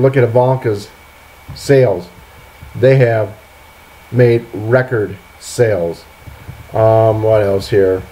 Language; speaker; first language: English; native; English